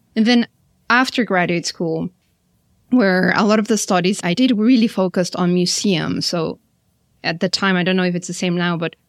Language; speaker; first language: English; non-native, fluent; Spanish